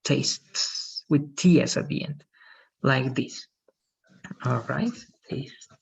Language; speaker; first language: English; non-native, fluent; Spanish